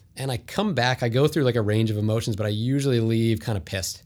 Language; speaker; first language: English; native; English